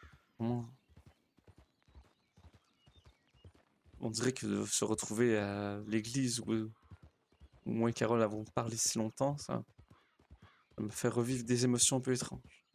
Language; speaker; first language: French; native; French